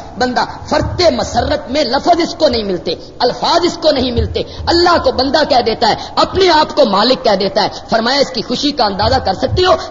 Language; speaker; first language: Urdu; non-native, local second language; Punjabi